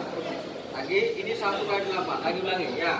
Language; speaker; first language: Indonesian; native; Indonesian